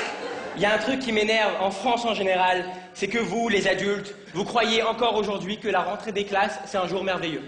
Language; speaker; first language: French; native; French